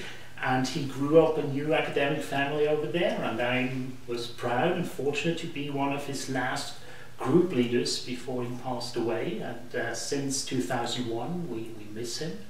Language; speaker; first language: English; non-native, fluent; German